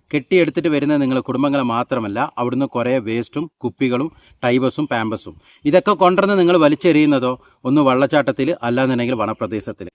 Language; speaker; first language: Malayalam; non-native, local second language; Tamil